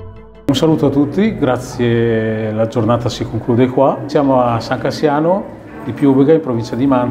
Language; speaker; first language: Italian; early bilingual, other home language; Khmer